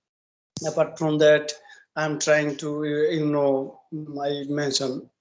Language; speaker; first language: English; non-native, learner; Bangla